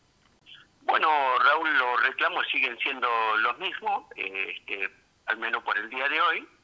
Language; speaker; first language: Spanish; native; Spanish